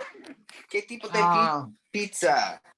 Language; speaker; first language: Spanish; non-native, learner; English